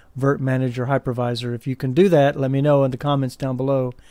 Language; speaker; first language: English; native; English